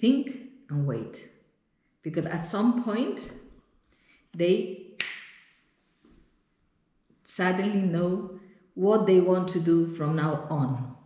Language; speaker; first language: English; non-native, fluent; Spanish